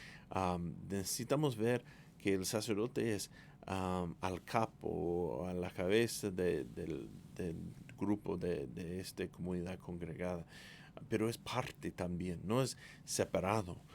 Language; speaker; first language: Spanish; non-native, fluent; English